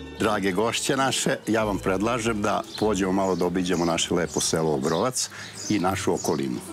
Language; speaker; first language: Bosnian; native; Bosnian